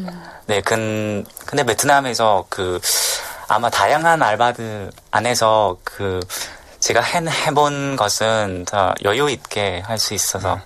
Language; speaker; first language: Korean; non-native, learner; Vietnamese